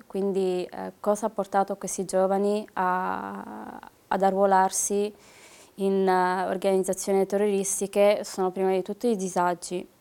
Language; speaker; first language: Italian; early bilingual, other home language; Arabic